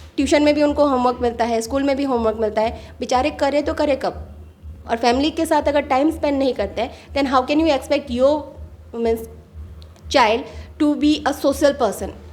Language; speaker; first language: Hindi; non-native, local second language; Assamese